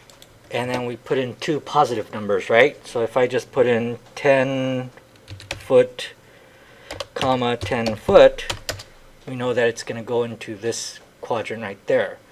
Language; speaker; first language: English; native; English